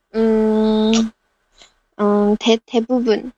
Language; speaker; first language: Korean; non-native, learner; Chinese